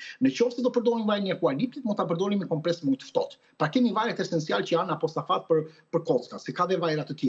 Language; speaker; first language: Albanian; native; Albanian